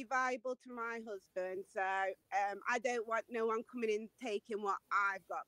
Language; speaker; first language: English; native; English